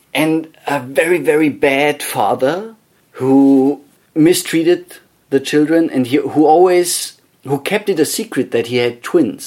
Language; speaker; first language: English; non-native, fluent; German